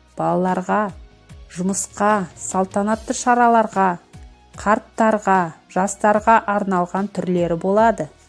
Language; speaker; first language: Kazakh; native; Kazakh